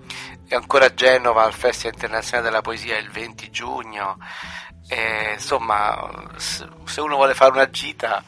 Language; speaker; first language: Italian; native; Italian